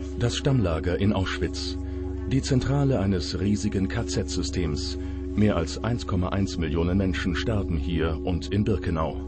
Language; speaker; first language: German; native; German